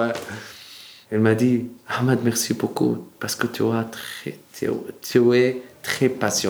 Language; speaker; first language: French; non-native, learner; Arabic